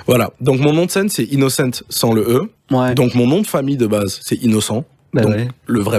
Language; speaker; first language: French; native; French